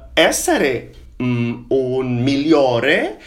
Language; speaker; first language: Italian; non-native, fluent; Portuguese